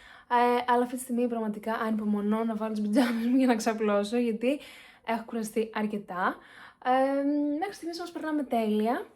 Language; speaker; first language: Greek; native; Greek